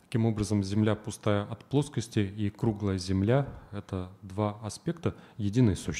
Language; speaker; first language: Russian; native; Russian